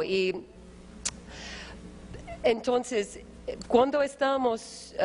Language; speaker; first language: Spanish; non-native, fluent; English